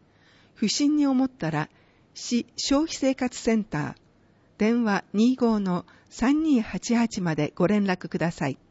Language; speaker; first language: Japanese; native; Japanese